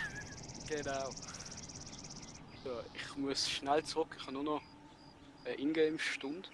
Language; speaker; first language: German; native; German